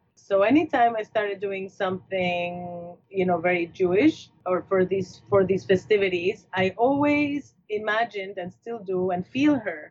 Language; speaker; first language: English; non-native, fluent; Spanish